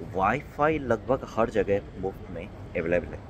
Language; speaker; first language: Hindi; non-native, fluent; Korean